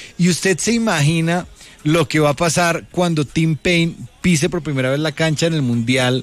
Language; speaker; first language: Spanish; native; Spanish